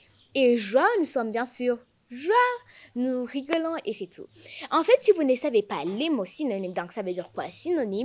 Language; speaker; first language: French; non-native, local second language; Kinyarwanda